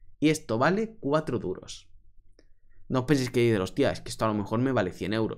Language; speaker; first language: Spanish; native; Spanish